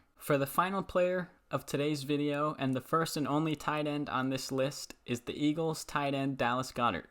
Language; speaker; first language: English; native; English